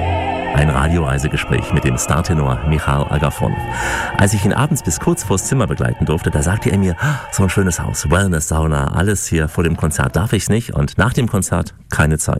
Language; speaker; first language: German; native; German